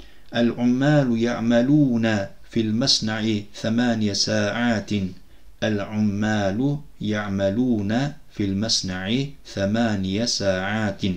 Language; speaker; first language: Arabic; non-native, fluent; Turkish